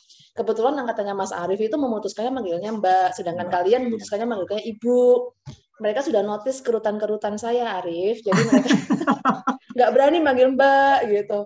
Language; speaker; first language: Indonesian; native; Indonesian